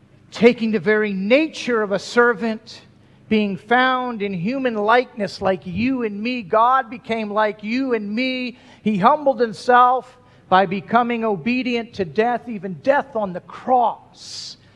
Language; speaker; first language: English; native; English